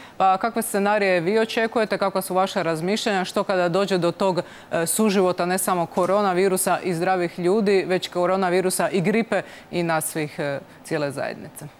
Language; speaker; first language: Croatian; native; Croatian